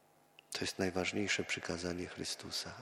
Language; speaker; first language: Polish; native; Polish